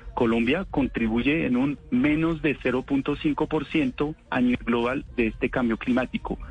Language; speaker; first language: Spanish; non-native, fluent; French